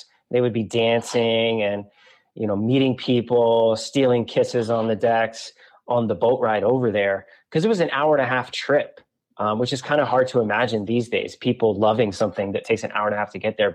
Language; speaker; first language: English; native; English